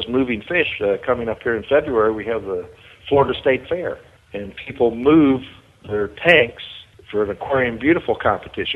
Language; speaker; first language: English; native; English